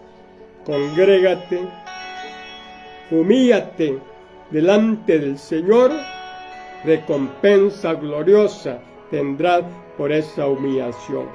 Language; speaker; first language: Spanish; native; Spanish